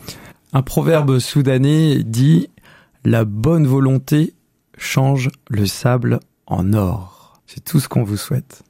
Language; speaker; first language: French; native; French